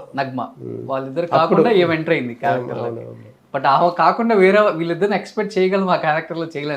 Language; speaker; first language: Telugu; native; Telugu